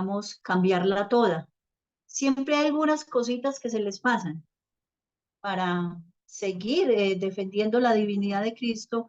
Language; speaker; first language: Spanish; native; Spanish